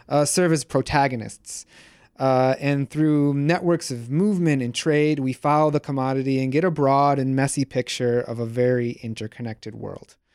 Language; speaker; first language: English; native; English